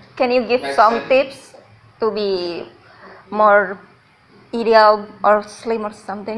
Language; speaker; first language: English; non-native, learner; Indonesian